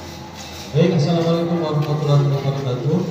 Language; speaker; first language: Indonesian; native; Indonesian